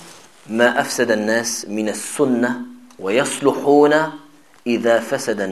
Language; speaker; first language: Arabic; non-native, fluent; French